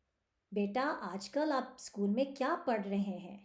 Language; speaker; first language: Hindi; early bilingual, heritage; Hindi